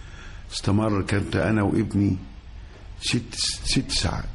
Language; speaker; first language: Arabic; native; Arabic